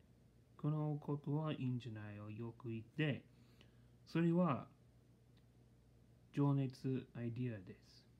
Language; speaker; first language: Japanese; non-native, learner; English